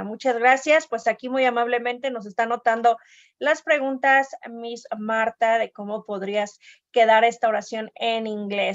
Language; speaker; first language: Spanish; native; Spanish